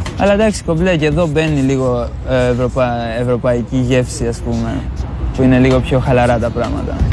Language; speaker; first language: Greek; early bilingual, other home language; Albanian